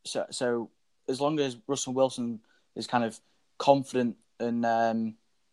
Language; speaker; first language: English; native; English